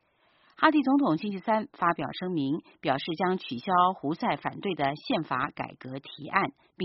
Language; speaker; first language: Chinese; native; Chinese